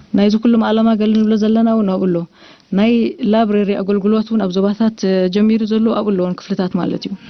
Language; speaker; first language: Tigrinya; non-native, local second language; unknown